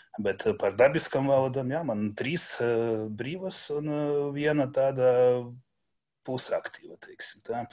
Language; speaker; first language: Latvian; non-native, local second language; Russian